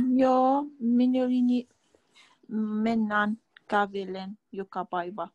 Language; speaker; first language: Finnish; non-native, learner; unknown